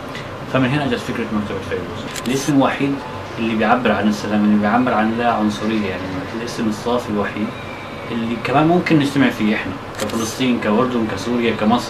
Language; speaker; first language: Arabic; native; Arabic